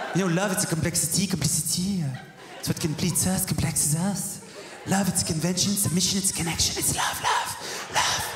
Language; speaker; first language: English; native; English